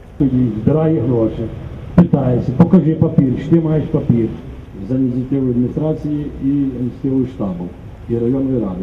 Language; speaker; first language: Ukrainian; native; Ukrainian